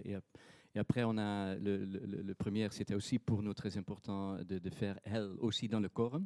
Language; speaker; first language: French; non-native, fluent; Dutch